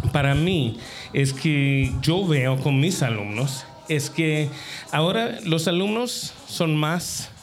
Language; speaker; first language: Spanish; non-native, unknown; English